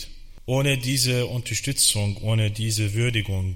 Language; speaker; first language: German; non-native, fluent; Arabic